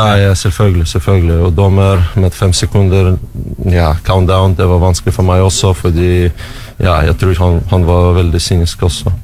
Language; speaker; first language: Norwegian; non-native, learner; Russian